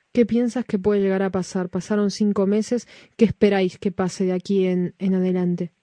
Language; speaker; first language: Spanish; native; Spanish